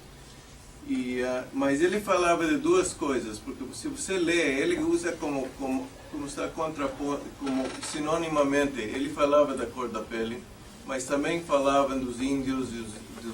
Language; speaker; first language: Portuguese; non-native, fluent; English